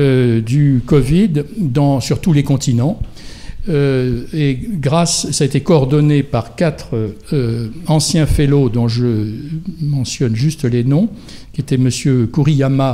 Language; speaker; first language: French; native; French